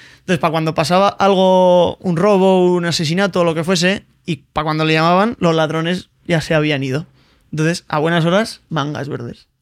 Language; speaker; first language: Spanish; native; Spanish